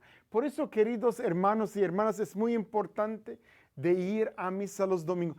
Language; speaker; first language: Spanish; non-native, fluent; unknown